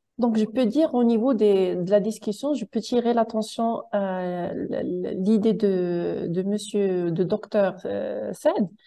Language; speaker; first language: French; non-native, local second language; Arabic